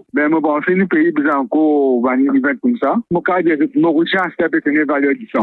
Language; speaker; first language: French; non-native, local second language; Morisyen